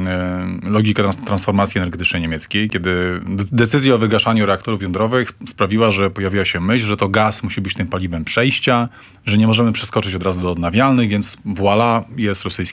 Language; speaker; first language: Polish; native; Polish